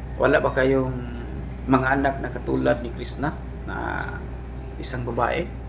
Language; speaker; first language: Filipino; non-native, local second language; Cebuano